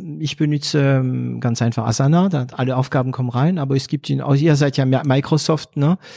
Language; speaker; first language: German; non-native, fluent; French